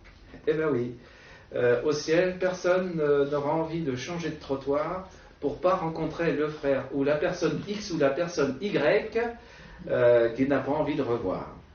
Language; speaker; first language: French; native; French